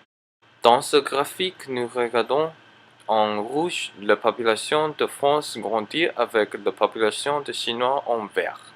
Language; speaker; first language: French; non-native, learner; English